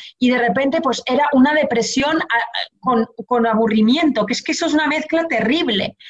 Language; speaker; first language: Spanish; early bilingual, heritage; Portuguese